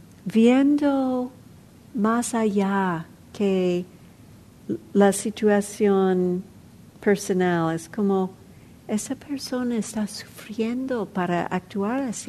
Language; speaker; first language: Spanish; non-native, fluent; English